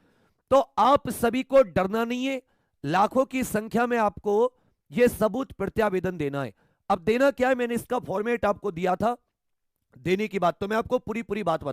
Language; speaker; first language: Hindi; native; Hindi